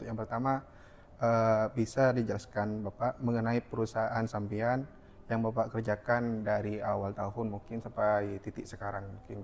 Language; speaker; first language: Indonesian; non-native, local second language; Madurese